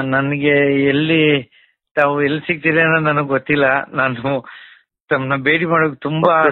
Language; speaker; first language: Kannada; native; Kannada